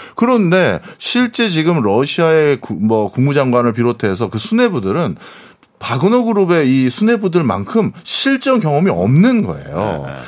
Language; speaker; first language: Korean; native; Korean